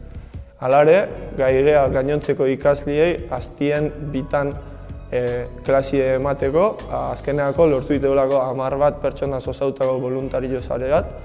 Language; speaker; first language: Basque; native; Basque